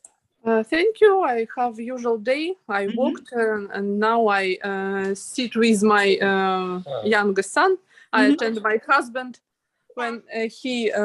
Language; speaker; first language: English; non-native, learner; Russian